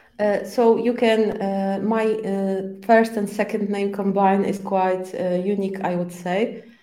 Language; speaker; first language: English; non-native, fluent; Polish